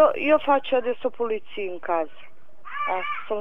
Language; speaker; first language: Italian; non-native, fluent; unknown